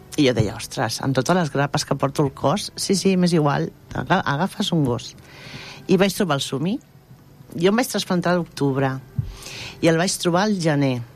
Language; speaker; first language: Catalan; non-native, local second language; Spanish